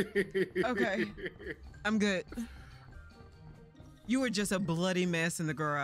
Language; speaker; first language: English; native; English